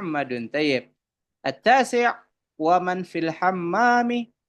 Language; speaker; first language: Arabic; non-native, fluent; Indonesian